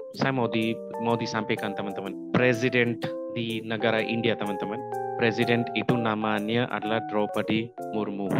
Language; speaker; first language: Indonesian; non-native, fluent; Hindi